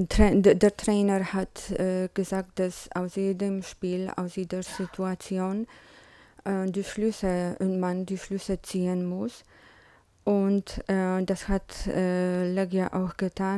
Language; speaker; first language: German; non-native, fluent; Polish